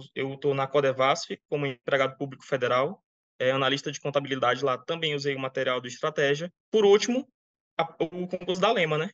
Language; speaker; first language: Portuguese; native; Portuguese